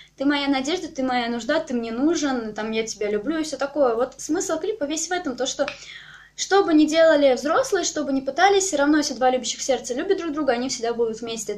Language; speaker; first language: Russian; native; Russian